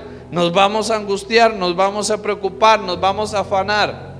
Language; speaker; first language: Spanish; native; Spanish